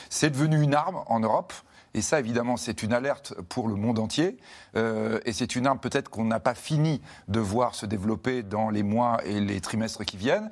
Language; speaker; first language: French; native; French